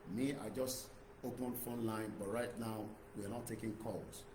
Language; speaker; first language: English; non-native, local second language; Yoruba